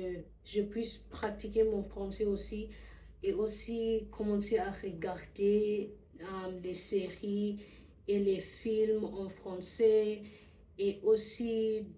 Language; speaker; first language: French; non-native, learner; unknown